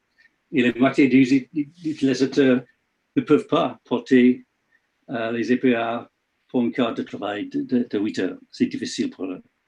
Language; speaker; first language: French; non-native, learner; English